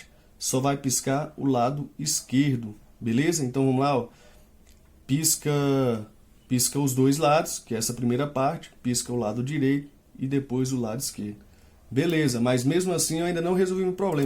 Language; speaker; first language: Portuguese; native; Portuguese